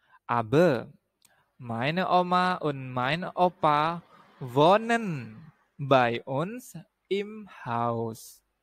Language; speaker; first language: German; non-native, learner; Indonesian